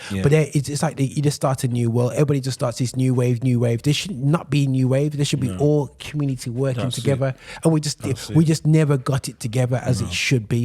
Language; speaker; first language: English; native; English